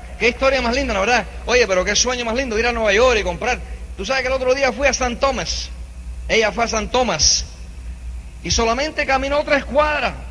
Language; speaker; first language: Spanish; early bilingual, heritage; Spanish